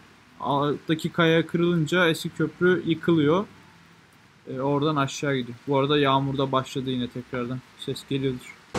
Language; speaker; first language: Turkish; native; Turkish